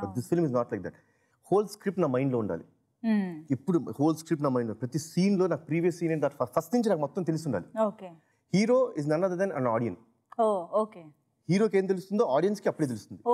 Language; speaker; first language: Telugu; native; Telugu